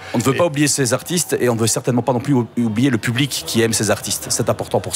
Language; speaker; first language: French; native; French